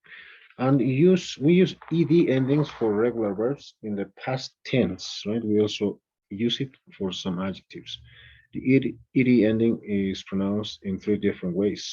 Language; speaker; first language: English; non-native, fluent; Spanish